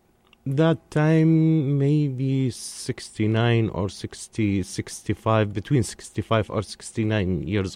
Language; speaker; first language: English; non-native, learner; Arabic